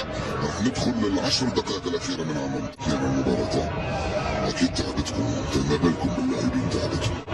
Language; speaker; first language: Arabic; native; Arabic